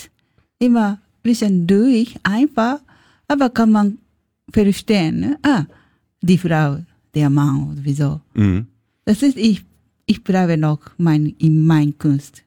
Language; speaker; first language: German; non-native, learner; Japanese